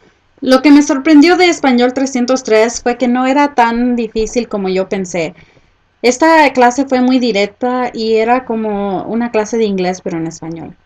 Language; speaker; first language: Spanish; early bilingual, heritage; Spanish